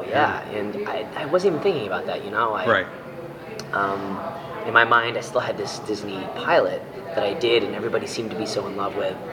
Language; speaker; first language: English; native; English